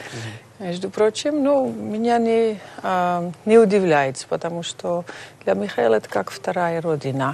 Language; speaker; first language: Russian; non-native, fluent; Dutch